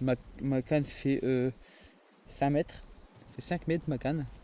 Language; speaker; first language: French; native; French